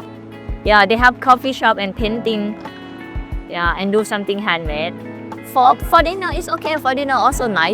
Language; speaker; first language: English; non-native, learner; Thai